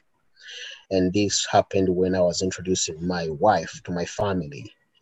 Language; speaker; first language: English; non-native, local second language; Ganda